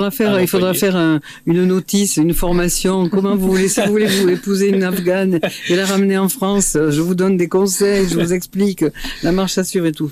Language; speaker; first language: French; native; French